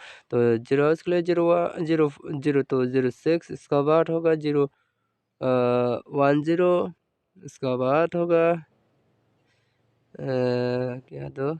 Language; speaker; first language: Hindi; non-native, local second language; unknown